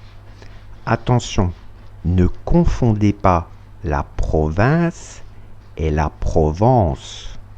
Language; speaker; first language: French; non-native, fluent; Russian